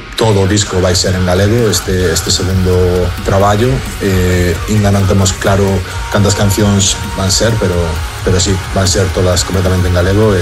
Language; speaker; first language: Galician; non-native, local second language; Spanish